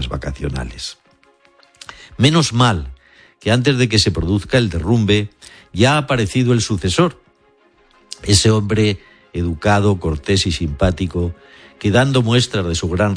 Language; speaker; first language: Spanish; native; Spanish